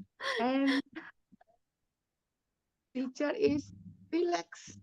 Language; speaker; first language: English; non-native, learner; Indonesian